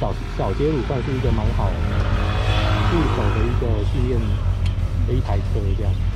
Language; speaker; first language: Chinese; native; Chinese